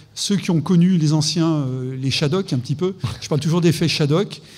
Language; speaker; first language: French; native; French